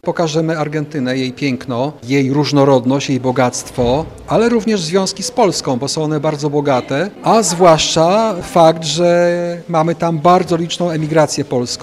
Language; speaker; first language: Polish; native; Polish